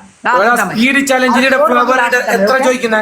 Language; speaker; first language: Malayalam; native; Malayalam